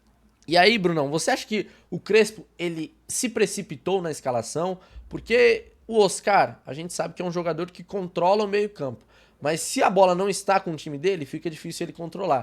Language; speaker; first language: Portuguese; native; Portuguese